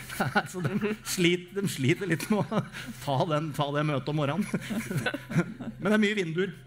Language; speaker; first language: Norwegian; native; Norwegian